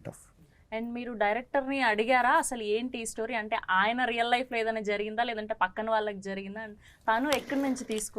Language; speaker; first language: Telugu; native; Telugu